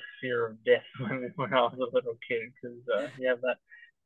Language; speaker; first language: English; native; English